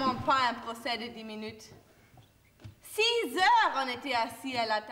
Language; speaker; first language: French; non-native, fluent; German